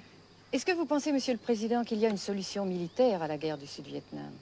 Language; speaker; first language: French; native; French